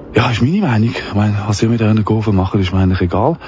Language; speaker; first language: German; native; German